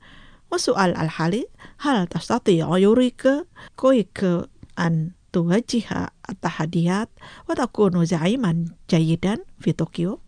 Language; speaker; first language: Arabic; non-native, fluent; Indonesian